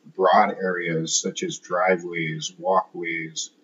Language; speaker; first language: English; native; English